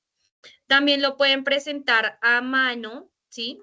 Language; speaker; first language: Spanish; native; Spanish